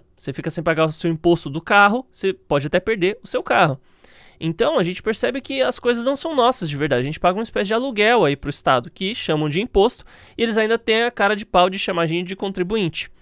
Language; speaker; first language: Portuguese; native; Portuguese